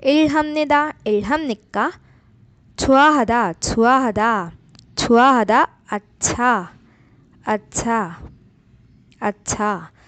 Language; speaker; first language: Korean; non-native, learner; Urdu